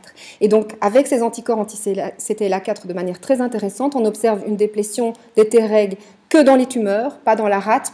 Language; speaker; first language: French; native; French